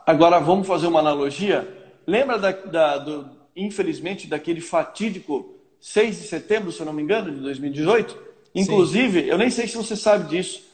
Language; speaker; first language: Portuguese; native; Portuguese